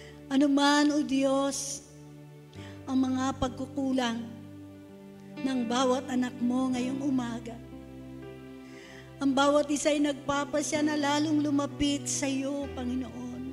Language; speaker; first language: Filipino; native; Filipino